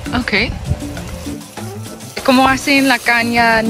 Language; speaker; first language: Spanish; non-native, learner; English